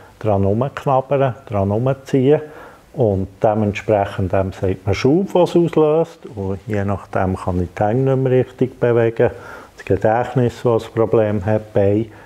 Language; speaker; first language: German; native; German